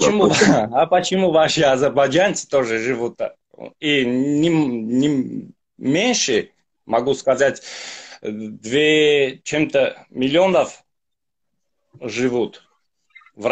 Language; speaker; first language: Russian; non-native, fluent; Armenian